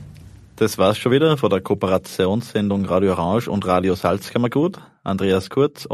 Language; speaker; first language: German; native; German